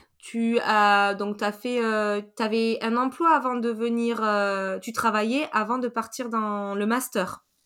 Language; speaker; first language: French; native; French